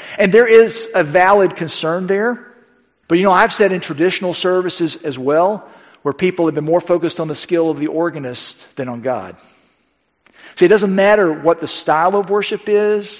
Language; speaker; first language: English; native; English